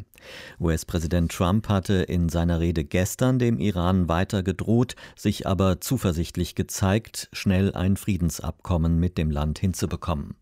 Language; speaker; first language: German; native; German